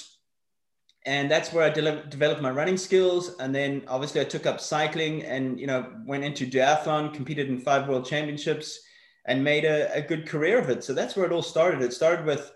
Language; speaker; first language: English; native; English